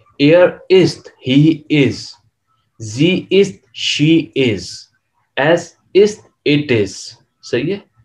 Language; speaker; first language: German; non-native, learner; Urdu